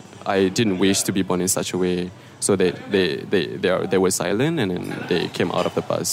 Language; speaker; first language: English; non-native, local second language; Malay